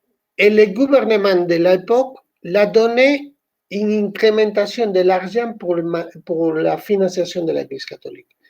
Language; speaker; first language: French; non-native, fluent; Spanish